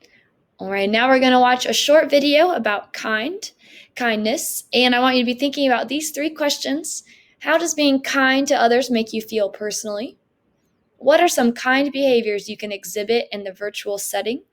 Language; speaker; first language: English; native; English